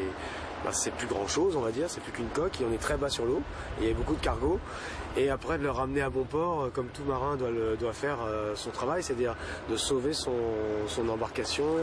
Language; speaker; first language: French; native; French